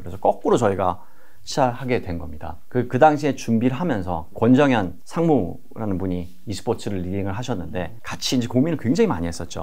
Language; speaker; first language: Korean; native; Korean